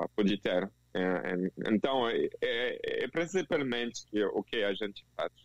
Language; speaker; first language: Portuguese; non-native, fluent; French